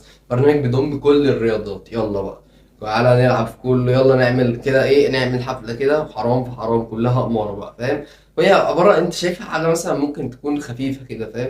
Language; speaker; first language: Arabic; native; Arabic